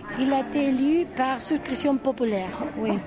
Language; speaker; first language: French; non-native, fluent; Spanish